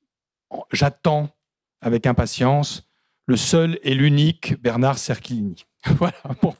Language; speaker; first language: French; native; French